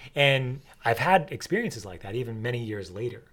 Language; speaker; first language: English; native; English